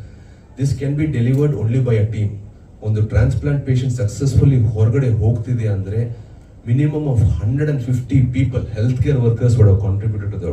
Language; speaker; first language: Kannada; non-native, local second language; Malayalam